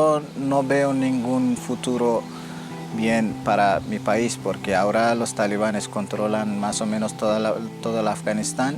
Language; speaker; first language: Spanish; non-native, fluent; Persian